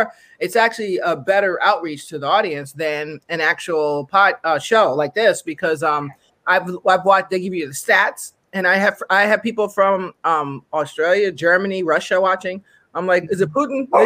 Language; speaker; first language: English; native; English